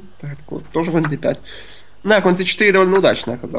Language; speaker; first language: Russian; native; Russian